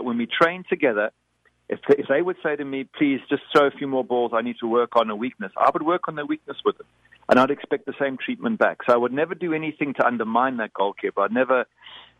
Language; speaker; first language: English; native; English